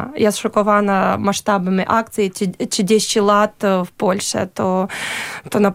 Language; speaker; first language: Polish; non-native, learner; Ukrainian